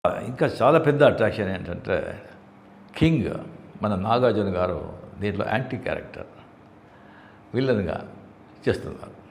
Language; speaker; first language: Telugu; non-native, local second language; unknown